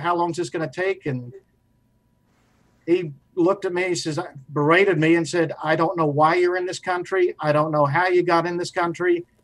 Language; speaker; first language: English; native; English